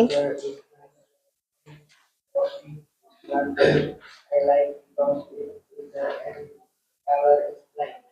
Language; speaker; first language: English; non-native, learner; Indonesian